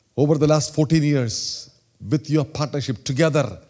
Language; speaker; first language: English; non-native, local second language; Malayalam